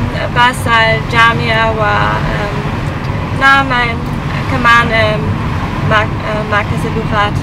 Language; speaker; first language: Arabic; non-native, learner; German